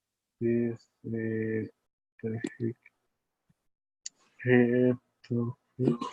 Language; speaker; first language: English; non-native, learner; Arabic